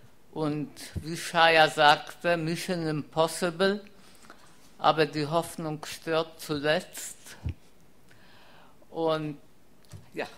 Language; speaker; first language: German; non-native, fluent; Polish